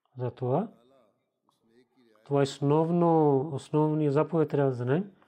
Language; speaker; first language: Bulgarian; non-native, learner; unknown